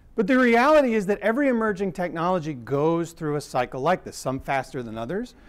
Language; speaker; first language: English; native; English